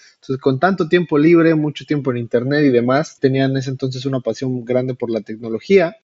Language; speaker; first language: Spanish; native; Spanish